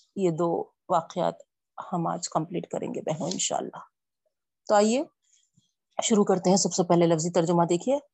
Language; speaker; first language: Urdu; native; Urdu